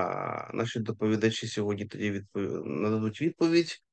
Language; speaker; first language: Ukrainian; native; Ukrainian